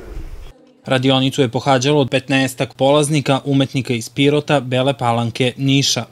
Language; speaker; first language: Serbian; native; Serbian